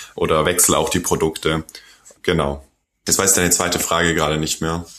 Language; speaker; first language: German; non-native, fluent; Korean